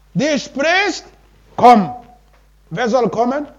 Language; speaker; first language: German; non-native, learner; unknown